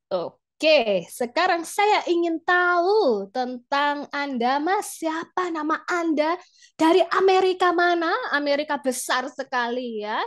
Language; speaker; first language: Indonesian; native; Indonesian